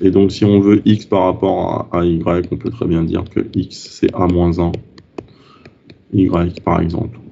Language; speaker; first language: French; native; French